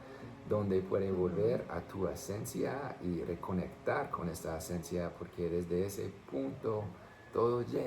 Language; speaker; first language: Spanish; non-native, fluent; English